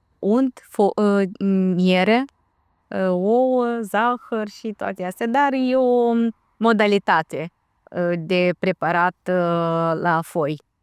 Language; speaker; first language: Romanian; native; Romanian